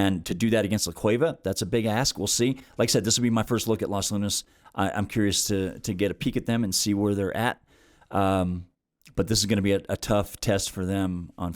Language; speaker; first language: English; native; English